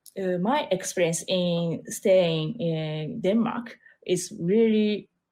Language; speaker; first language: English; non-native, learner; Japanese